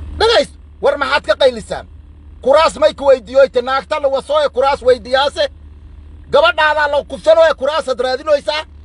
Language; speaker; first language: Somali; native; Somali